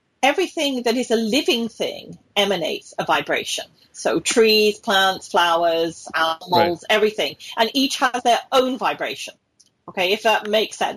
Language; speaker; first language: English; native; English